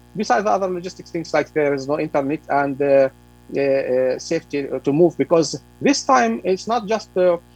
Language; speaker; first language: English; non-native, fluent; Arabic